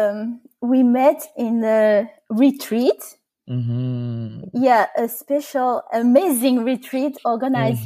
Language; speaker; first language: English; non-native, fluent; French